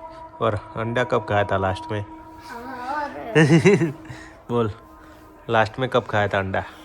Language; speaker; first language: Hindi; non-native, local second language; Gujarati